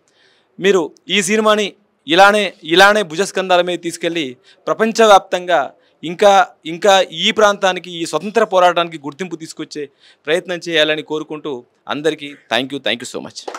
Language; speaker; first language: Telugu; native; Telugu